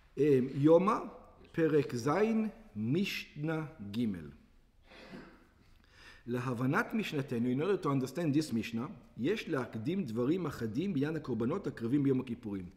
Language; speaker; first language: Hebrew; non-native, fluent; English